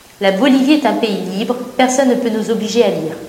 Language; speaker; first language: French; native; French